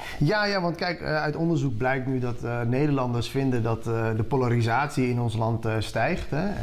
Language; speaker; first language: Dutch; early bilingual, other home language; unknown